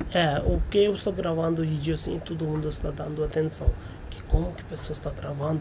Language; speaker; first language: Portuguese; non-native, learner; Hindi